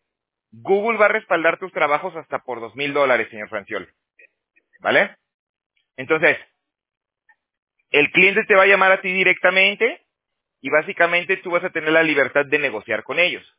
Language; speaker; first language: Spanish; native; Spanish